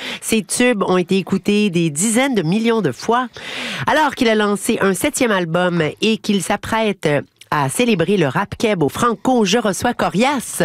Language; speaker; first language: French; native; French